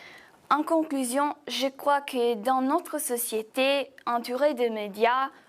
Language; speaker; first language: French; non-native, fluent; Italian